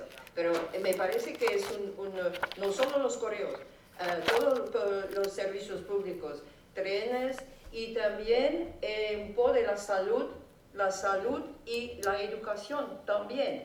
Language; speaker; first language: Spanish; non-native, fluent; French